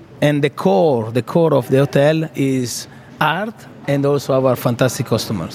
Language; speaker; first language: English; non-native, fluent; Italian